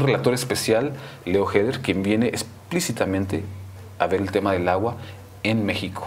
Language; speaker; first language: Spanish; native; Spanish